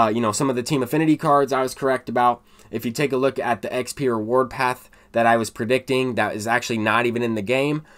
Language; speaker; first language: English; native; English